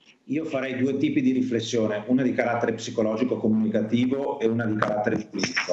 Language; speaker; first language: Italian; native; Italian